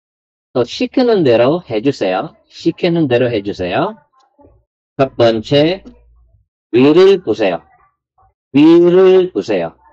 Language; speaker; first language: Korean; non-native, learner; Filipino